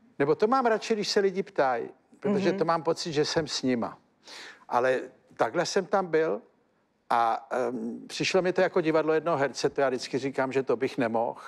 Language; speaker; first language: Czech; native; Czech